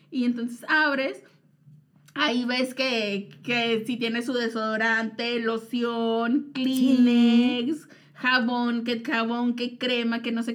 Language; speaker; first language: Spanish; native; Spanish